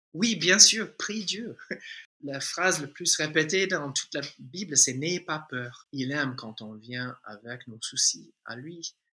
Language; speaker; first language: French; non-native, fluent; English